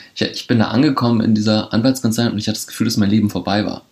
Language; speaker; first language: German; early bilingual, other home language; Polish